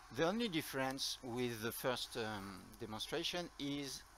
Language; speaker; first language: English; non-native, learner; French